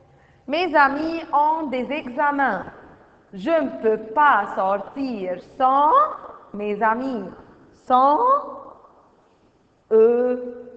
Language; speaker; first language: French; non-native, fluent; Arabic